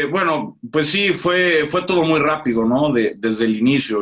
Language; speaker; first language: Spanish; native; Spanish